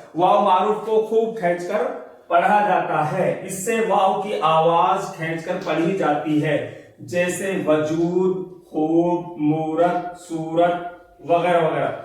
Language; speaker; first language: Urdu; native; Urdu